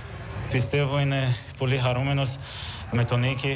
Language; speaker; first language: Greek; non-native, learner; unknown